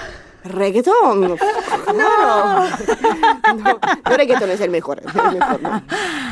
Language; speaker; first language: Spanish; non-native, learner; Polish